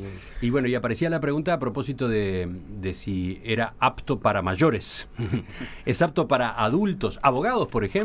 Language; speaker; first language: Spanish; native; Spanish